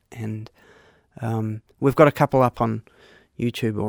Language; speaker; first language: English; native; English